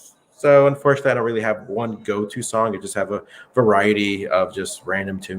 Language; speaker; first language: English; native; English